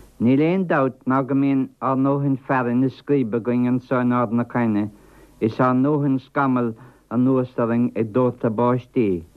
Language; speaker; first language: Irish; non-native, local second language; English